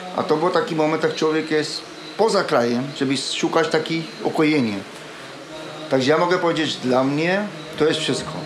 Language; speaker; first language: Polish; non-native, fluent; Punjabi